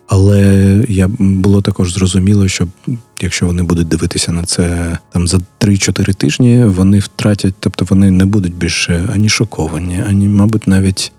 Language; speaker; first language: Ukrainian; non-native, local second language; Russian